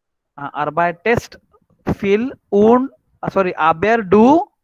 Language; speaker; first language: German; non-native, learner; Marathi